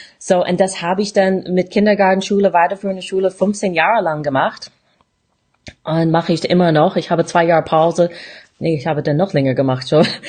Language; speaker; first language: German; non-native, fluent; English